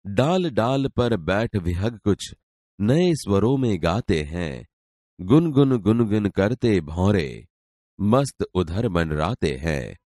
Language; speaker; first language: Hindi; non-native, local second language; Gujarati